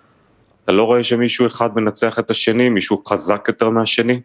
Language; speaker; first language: Hebrew; native; Hebrew